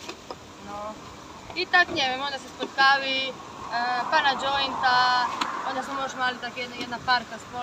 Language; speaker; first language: Polish; non-native, learner; Croatian